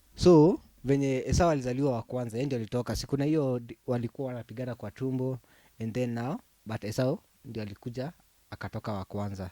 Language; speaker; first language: Swahili; native; Swahili